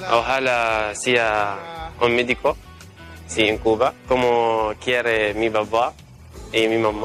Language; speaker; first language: Spanish; non-native, learner; Arabic